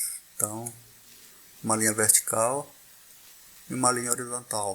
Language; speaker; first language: Portuguese; native; Portuguese